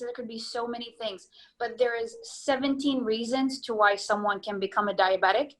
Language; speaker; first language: English; non-native, fluent; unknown